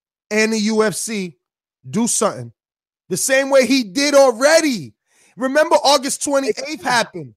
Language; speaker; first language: English; native; English